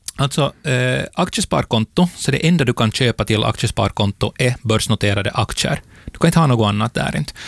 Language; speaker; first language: Swedish; native; Swedish